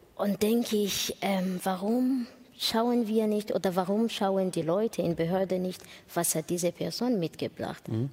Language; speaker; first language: German; non-native, learner; Kinyarwanda